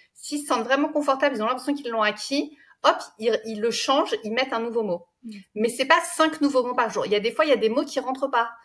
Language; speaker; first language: French; native; French